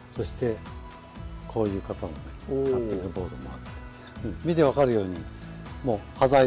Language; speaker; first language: Japanese; native; Japanese